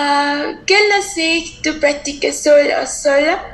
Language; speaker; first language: French; non-native, learner; Spanish